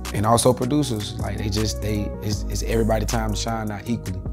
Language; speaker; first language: English; native; English